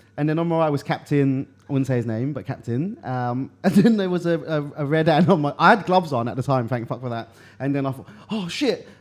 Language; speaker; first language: English; early bilingual, other home language; Cantonese